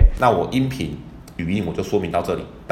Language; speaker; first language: Chinese; native; Chinese